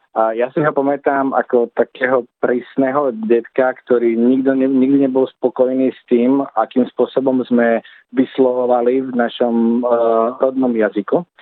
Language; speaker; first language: Slovak; native; Slovak